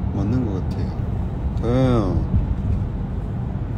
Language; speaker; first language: Korean; non-native, fluent; Cantonese